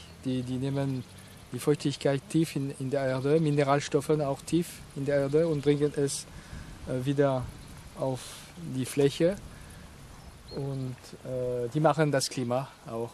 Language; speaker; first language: German; non-native, fluent; French